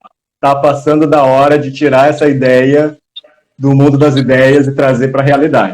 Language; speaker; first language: Portuguese; native; Portuguese